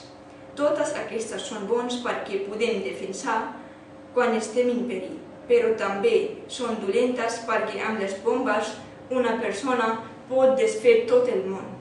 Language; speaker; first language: Catalan; early bilingual, other home language; Urdu